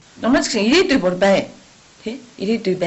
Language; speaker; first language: Mongolian; non-native, learner; Japanese